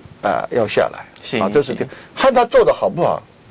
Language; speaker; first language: Chinese; native; Chinese